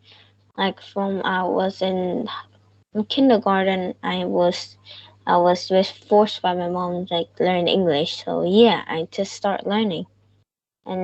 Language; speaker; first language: English; non-native, learner; Vietnamese